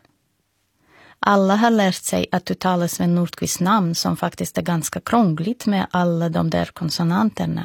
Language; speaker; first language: Swedish; non-native, fluent; Russian